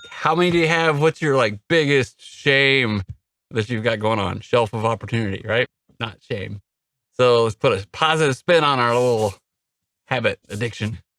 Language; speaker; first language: English; native; English